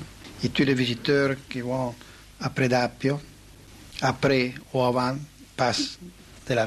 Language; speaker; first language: French; non-native, learner; Italian